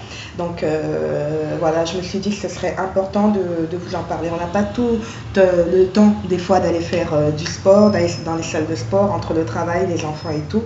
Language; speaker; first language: French; native; French